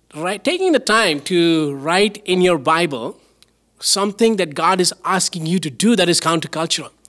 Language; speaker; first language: English; non-native, local second language; Tamil